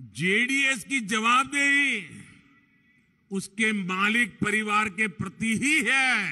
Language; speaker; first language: Hindi; non-native, local second language; Gujarati